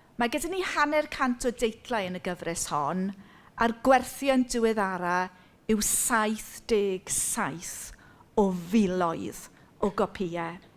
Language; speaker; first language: Welsh; native; Welsh